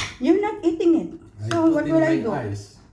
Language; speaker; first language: English; non-native, local second language; Filipino